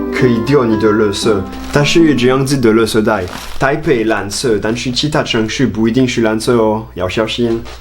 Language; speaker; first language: Chinese; non-native, fluent; French